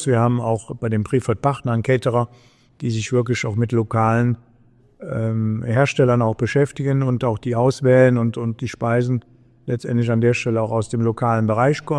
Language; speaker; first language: German; native; German